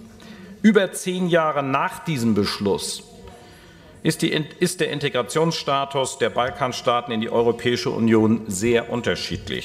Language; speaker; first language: German; native; German